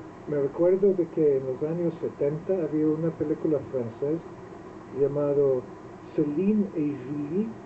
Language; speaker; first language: Spanish; non-native, fluent; Welsh